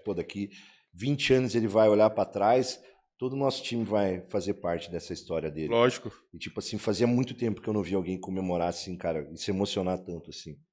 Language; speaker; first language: Portuguese; native; Portuguese